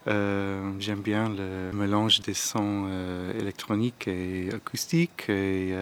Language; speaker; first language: French; non-native, learner; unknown